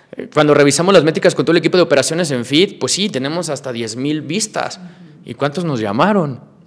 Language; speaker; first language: Spanish; native; Spanish